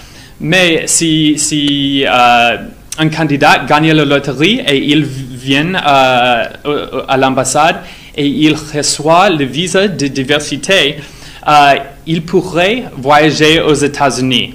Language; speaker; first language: French; non-native, fluent; English